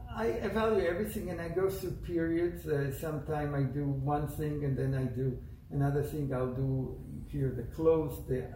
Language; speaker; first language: English; non-native, fluent; Hebrew